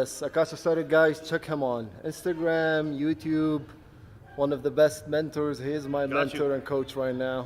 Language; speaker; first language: English; non-native, fluent; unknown